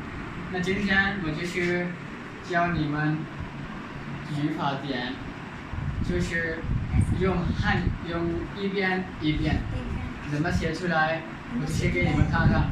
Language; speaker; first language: Chinese; non-native, fluent; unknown